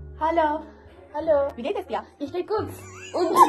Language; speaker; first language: German; non-native, learner; Turkish